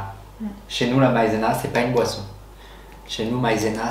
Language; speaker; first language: French; native; French